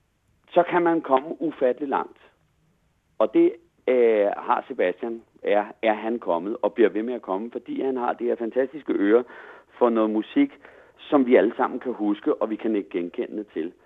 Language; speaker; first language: Danish; native; Danish